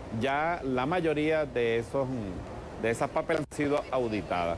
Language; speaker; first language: Spanish; native; Spanish